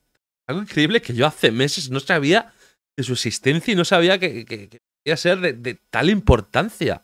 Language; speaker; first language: Spanish; native; Spanish